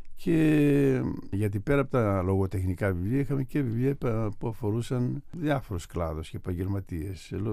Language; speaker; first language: Greek; native; Greek